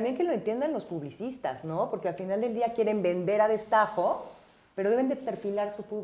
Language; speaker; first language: Spanish; native; Spanish